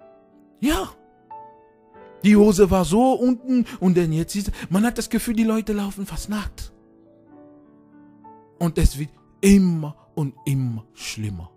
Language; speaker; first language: German; non-native, fluent; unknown